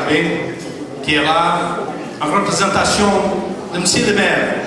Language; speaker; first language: French; non-native, fluent; Portuguese